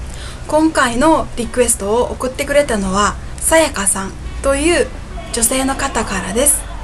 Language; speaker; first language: Japanese; non-native, fluent; Mongolian